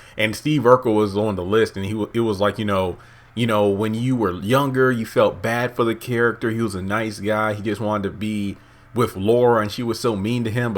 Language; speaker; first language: English; native; English